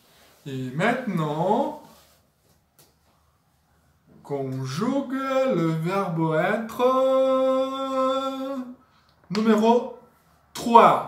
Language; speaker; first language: French; non-native, fluent; Portuguese